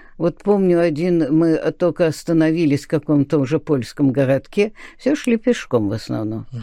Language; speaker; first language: Russian; early bilingual, other home language; Spanish